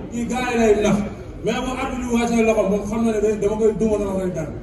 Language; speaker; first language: Wolof; native; Wolof